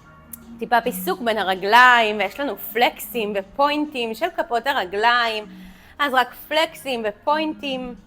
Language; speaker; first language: Hebrew; native; Hebrew